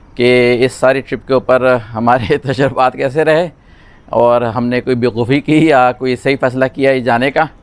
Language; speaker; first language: Urdu; native; Urdu